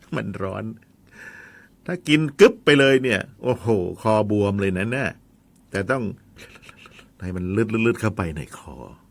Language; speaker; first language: Thai; native; Thai